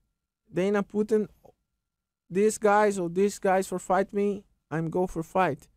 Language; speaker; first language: English; non-native, learner; Portuguese